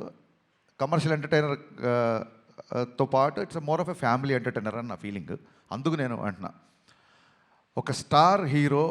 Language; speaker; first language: Telugu; native; Telugu